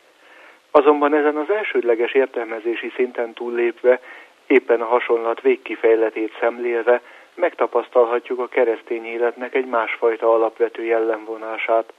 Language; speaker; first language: Hungarian; native; Hungarian